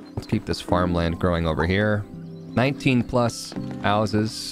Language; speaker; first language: English; native; English